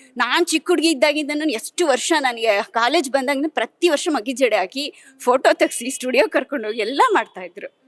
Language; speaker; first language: Kannada; native; Kannada